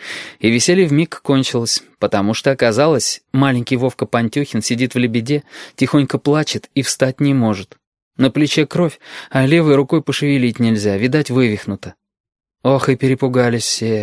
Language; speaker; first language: Russian; native; Russian